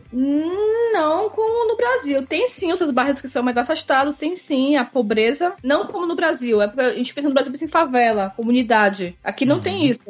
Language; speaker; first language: Portuguese; native; Portuguese